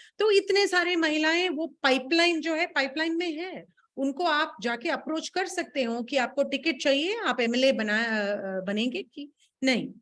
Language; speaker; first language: Hindi; non-native, local second language; Tamil